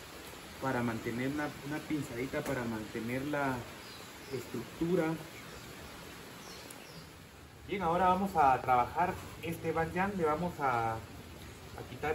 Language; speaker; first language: Spanish; native; Spanish